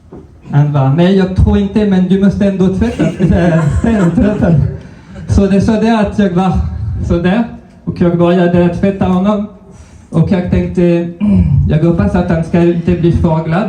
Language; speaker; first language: Swedish; non-native, fluent; French